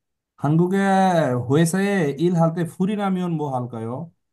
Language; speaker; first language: Korean; non-native, fluent; Bangla